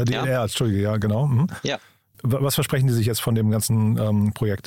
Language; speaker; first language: German; native; German